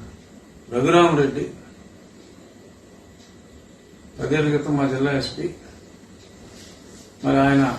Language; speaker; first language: Telugu; native; Telugu